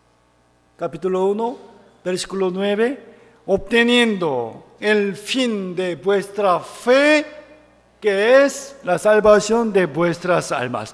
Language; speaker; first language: Spanish; non-native, fluent; Korean